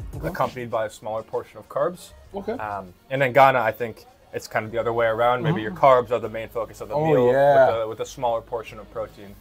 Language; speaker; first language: English; native; English